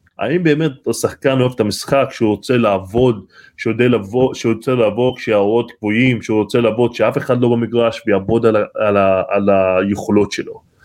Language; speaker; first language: Hebrew; non-native, local second language; Arabic